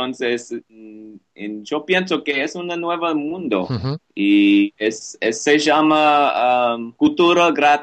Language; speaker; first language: Spanish; non-native, learner; English